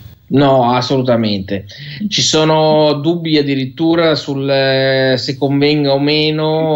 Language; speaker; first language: Italian; native; Italian